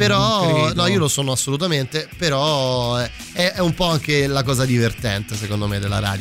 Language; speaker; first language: Italian; native; Italian